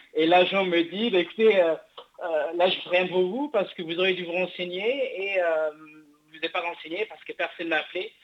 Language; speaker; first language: French; non-native, fluent; English